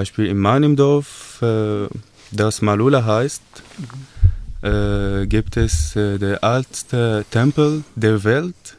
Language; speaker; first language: German; non-native, learner; Arabic